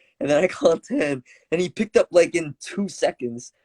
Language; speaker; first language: English; early bilingual, other home language; Korean